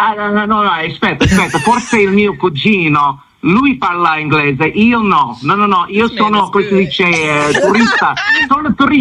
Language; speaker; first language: Italian; non-native, learner; English